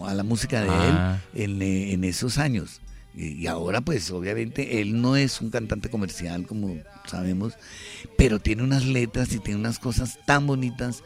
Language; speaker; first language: Spanish; native; Spanish